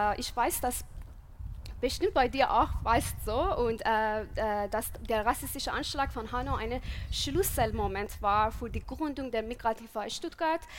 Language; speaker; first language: German; non-native, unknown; Persian